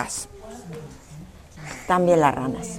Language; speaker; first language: Spanish; native; Spanish